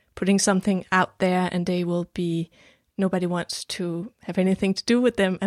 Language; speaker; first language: English; non-native, fluent; Danish